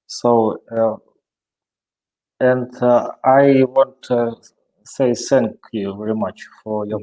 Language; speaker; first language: English; non-native, learner; Russian